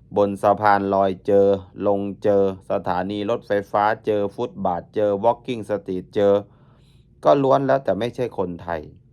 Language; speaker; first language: Thai; native; Thai